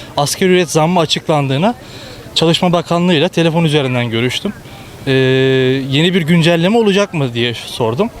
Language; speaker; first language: Turkish; native; Turkish